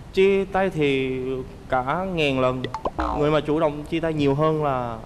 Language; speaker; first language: Vietnamese; early bilingual, other home language; Korean